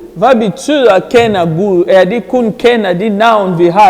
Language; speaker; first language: Danish; non-native, learner; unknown